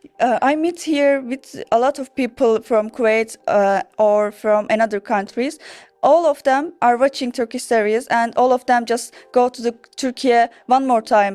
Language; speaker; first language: English; non-native, learner; Turkish